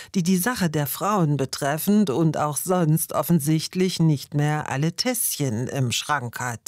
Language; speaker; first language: German; native; German